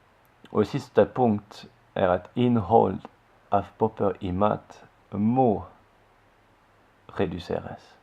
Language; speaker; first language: Norwegian; non-native, fluent; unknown